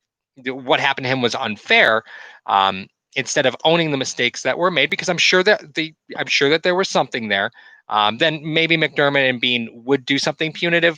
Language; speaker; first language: English; native; English